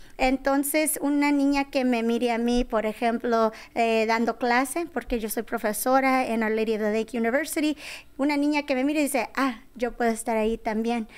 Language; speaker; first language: Spanish; early bilingual, heritage; Spanish